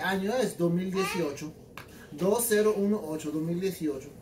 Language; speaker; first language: Spanish; non-native, learner; English